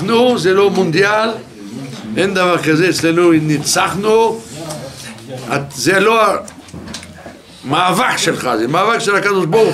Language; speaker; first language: Hebrew; non-native, fluent; French